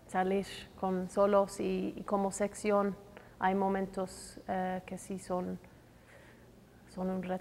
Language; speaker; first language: Spanish; non-native, fluent; English